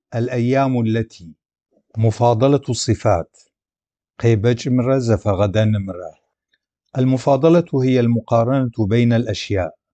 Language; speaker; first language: Arabic; non-native, local second language; Adyghe